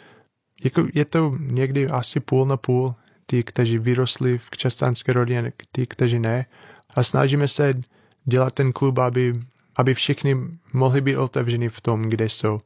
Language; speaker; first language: Czech; non-native, fluent; English